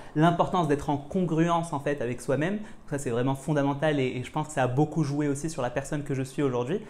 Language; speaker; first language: French; non-native, local second language; Arabic